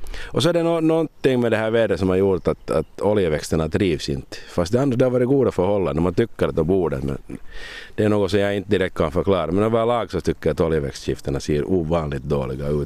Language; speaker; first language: Swedish; native; Swedish